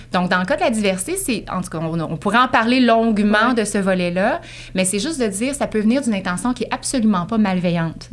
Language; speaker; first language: French; native; French